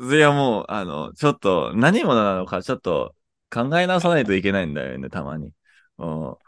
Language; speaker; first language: Japanese; non-native, fluent; English